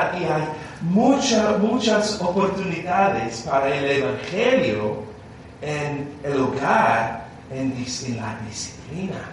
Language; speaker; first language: Spanish; non-native, learner; English